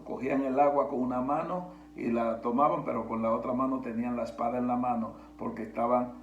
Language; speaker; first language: Spanish; native; Spanish